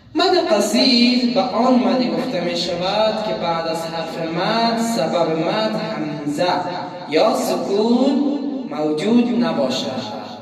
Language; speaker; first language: Persian; native; Persian